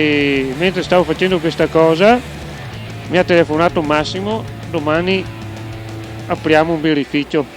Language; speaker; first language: Italian; native; Italian